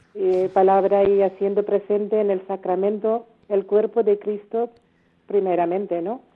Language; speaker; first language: Spanish; non-native, learner; Malayalam